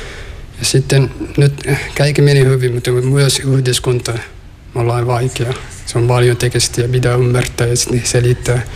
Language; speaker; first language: Finnish; non-native, learner; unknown